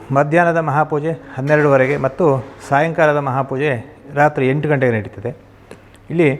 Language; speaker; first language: Kannada; native; Kannada